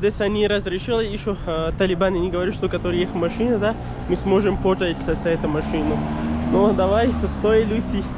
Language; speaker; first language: Russian; non-native, learner; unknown